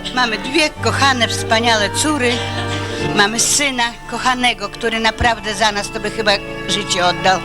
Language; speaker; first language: Polish; native; Polish